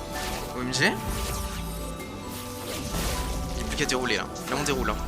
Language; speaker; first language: French; native; French